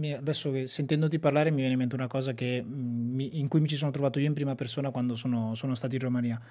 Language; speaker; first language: Italian; native; Italian